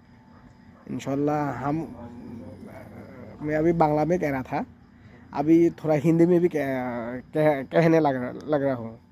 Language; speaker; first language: Hindi; non-native, learner; Bangla